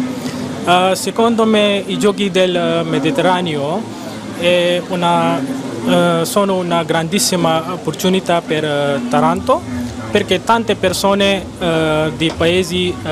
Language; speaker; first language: Italian; non-native, learner; Urdu